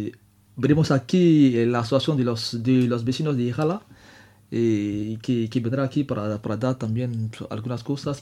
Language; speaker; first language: Spanish; non-native, fluent; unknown